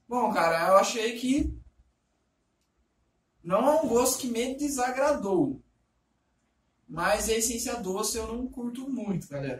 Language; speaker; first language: Portuguese; native; Portuguese